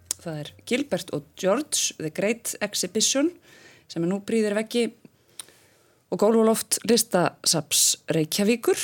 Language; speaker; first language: Icelandic; native; Icelandic